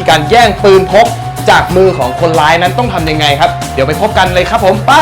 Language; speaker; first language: Thai; native; Thai